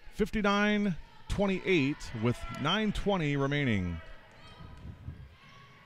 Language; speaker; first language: English; native; English